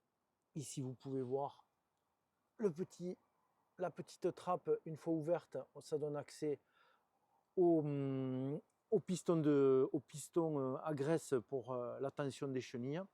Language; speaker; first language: French; native; French